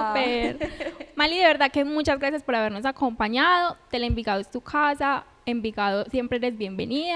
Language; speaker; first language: Spanish; native; Spanish